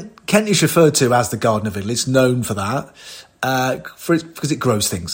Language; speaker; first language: English; native; English